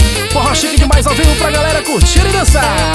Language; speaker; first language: Portuguese; native; Portuguese